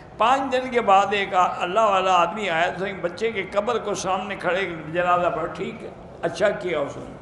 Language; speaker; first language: Urdu; native; Urdu